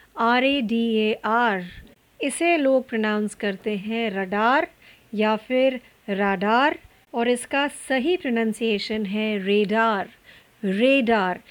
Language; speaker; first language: Hindi; non-native, local second language; Marathi